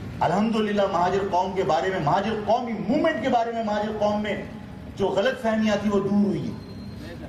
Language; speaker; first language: Urdu; native; Urdu